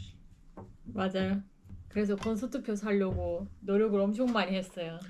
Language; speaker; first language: Korean; non-native, learner; Turkish